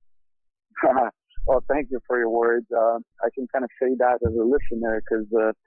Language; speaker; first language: English; non-native, fluent; Portuguese